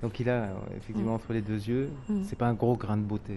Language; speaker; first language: French; native; French